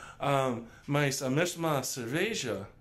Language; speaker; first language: Portuguese; non-native, learner; English